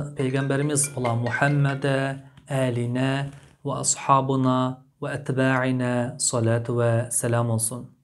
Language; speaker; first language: Turkish; early bilingual, heritage; Turkish